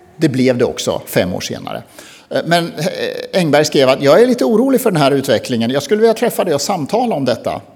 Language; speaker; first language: Swedish; native; Swedish